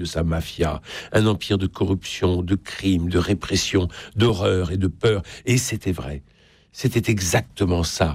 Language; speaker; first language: French; native; French